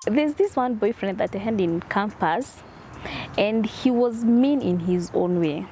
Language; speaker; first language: English; non-native, local second language; Kikuyu